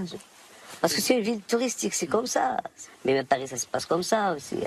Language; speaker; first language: French; non-native, local second language; Arabic